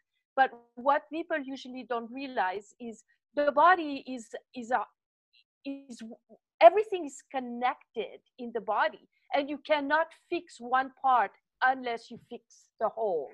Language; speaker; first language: English; non-native, fluent; French